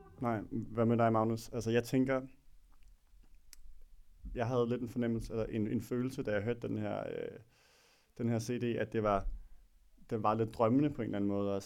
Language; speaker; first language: Danish; native; Danish